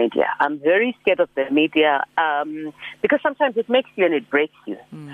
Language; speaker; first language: English; non-native, local second language; Zulu